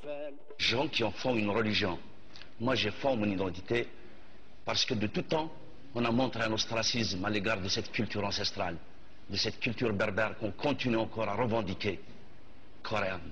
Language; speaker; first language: French; non-native, local second language; Kabyle